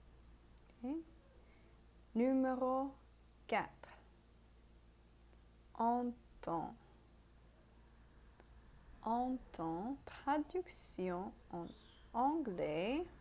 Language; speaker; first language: French; non-native, fluent; English